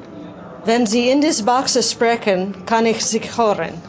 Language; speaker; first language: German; non-native, learner; English